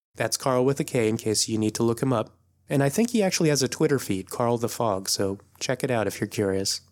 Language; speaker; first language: English; native; English